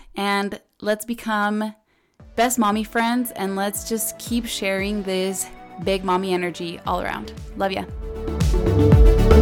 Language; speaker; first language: English; early bilingual, other home language; Spanish